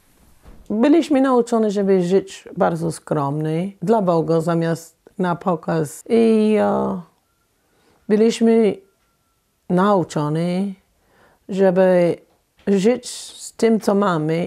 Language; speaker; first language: Polish; non-native, fluent; English